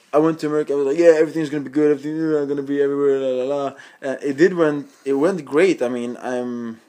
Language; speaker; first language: English; non-native, fluent; Swedish